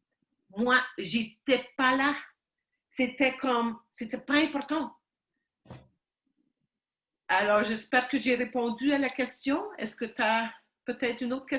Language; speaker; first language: French; early bilingual, heritage; Ukrainian